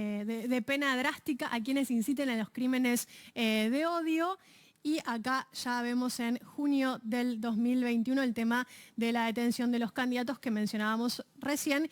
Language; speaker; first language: Spanish; native; Spanish